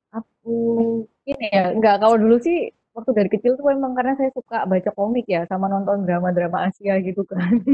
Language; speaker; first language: Indonesian; native; Indonesian